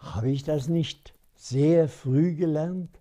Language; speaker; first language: German; non-native, local second language; Upper Sorbian